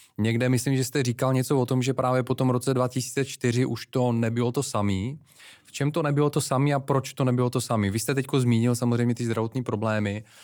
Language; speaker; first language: Czech; native; Czech